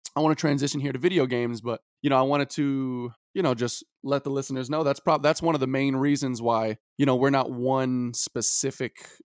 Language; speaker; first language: English; native; English